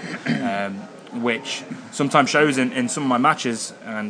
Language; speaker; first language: English; native; English